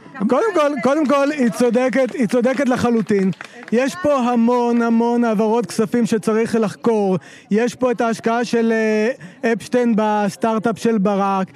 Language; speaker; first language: Hebrew; native; Hebrew